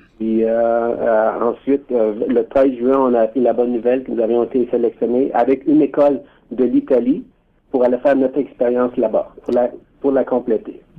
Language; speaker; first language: French; native; French